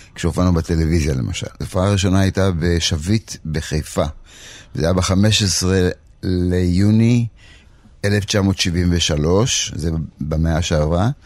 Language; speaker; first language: Hebrew; early bilingual, other home language; Polish